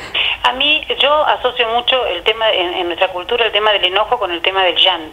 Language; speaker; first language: Spanish; native; Spanish